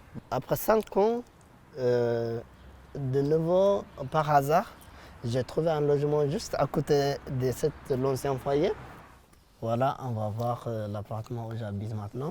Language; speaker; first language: French; non-native, fluent; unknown